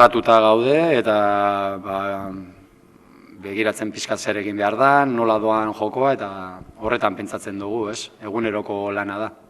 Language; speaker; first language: Basque; native; Basque